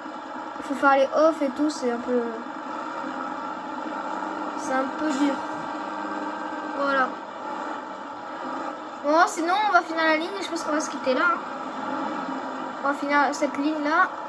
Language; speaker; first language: French; native; French